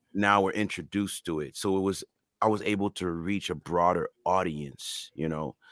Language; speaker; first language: English; non-native, fluent; French